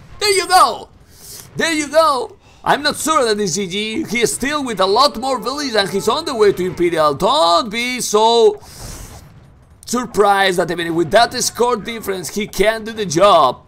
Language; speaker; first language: English; non-native, fluent; Spanish